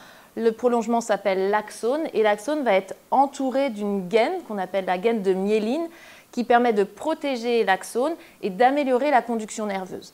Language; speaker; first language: French; native; French